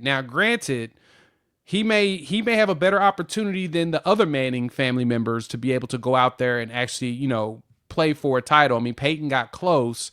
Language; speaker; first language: English; native; English